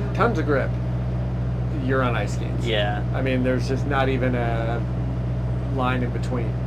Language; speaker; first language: English; native; English